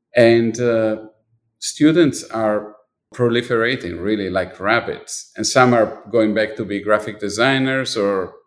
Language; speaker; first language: English; non-native, fluent; Italian